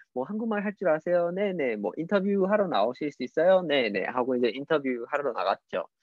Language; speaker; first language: Korean; non-native, fluent; English